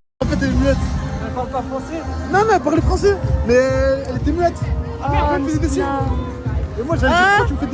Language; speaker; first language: French; native; French